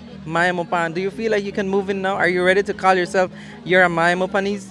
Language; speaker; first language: English; native; English